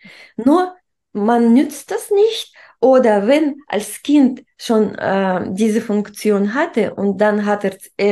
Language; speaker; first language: German; non-native, fluent; Russian